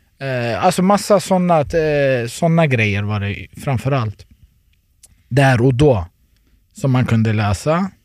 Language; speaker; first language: Swedish; early bilingual, other home language; Turoyo